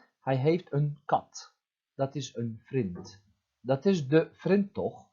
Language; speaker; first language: Dutch; non-native, fluent; Turkish